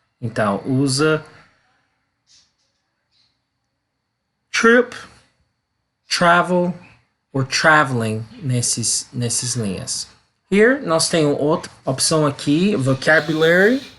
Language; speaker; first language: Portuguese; non-native, learner; English